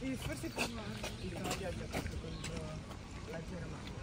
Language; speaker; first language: Italian; early bilingual, other home language; Filipino